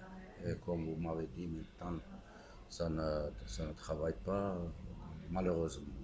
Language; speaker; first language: French; non-native, fluent; Armenian